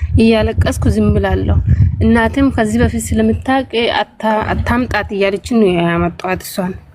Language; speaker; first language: Amharic; non-native, local second language; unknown